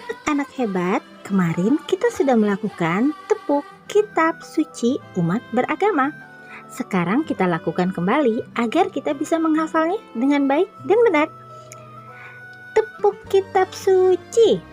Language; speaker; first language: Indonesian; native; Indonesian